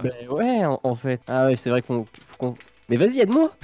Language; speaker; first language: French; native; French